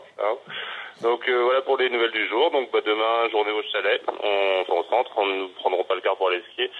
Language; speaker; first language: French; native; French